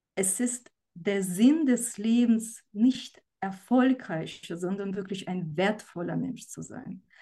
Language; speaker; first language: German; non-native, fluent; Ukrainian